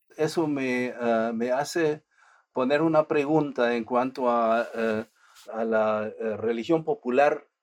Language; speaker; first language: Spanish; non-native, fluent; German